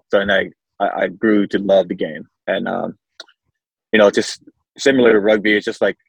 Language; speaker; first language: English; early bilingual, other home language; Samoan